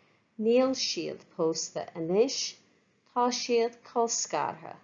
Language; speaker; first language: Irish; non-native, fluent; English